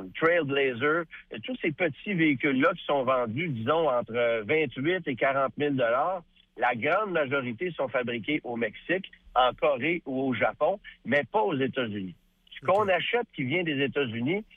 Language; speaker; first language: French; native; French